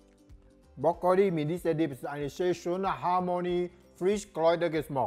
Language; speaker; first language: German; non-native, learner; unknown